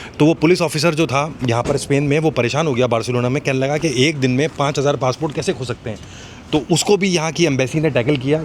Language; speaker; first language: Urdu; native; Urdu